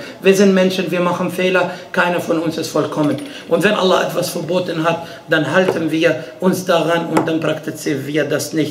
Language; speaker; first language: German; non-native, fluent; Arabic